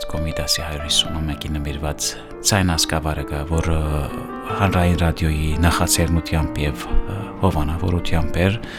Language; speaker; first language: Armenian; early bilingual, heritage; Armenian